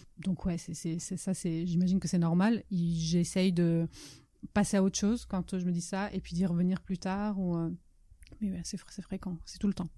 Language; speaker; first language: French; early bilingual, other home language; Italian